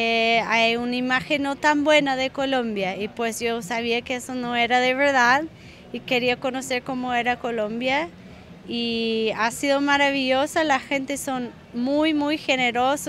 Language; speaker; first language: Spanish; non-native, fluent; English